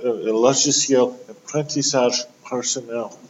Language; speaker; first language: French; non-native, local second language; English